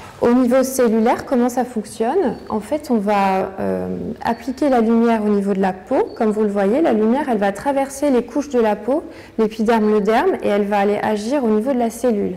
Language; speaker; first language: French; native; French